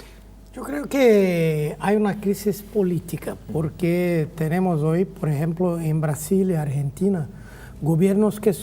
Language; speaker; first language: Spanish; non-native, fluent; Portuguese